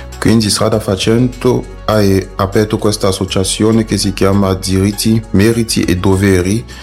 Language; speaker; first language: Italian; non-native, fluent; French